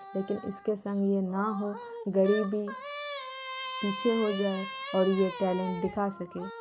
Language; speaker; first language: Hindi; non-native, local second language; Santali